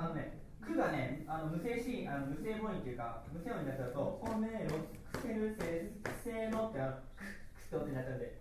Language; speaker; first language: Japanese; native; Japanese